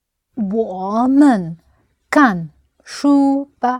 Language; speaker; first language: Chinese; non-native, learner; English